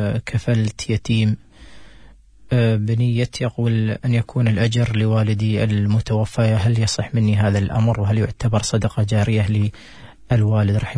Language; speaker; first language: Arabic; native; Arabic